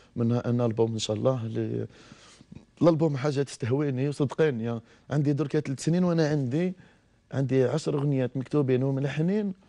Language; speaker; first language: Arabic; native; Arabic